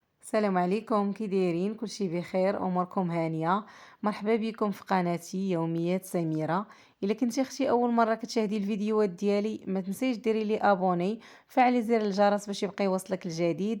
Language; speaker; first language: Arabic; native; Arabic